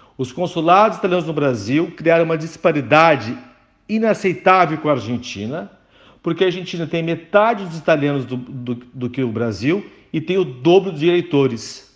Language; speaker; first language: Portuguese; native; Portuguese